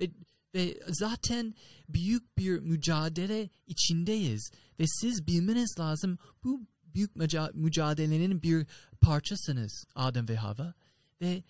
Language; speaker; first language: Turkish; non-native, fluent; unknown